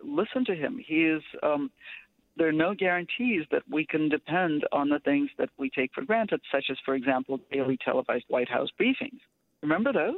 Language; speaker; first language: English; non-native, fluent; Russian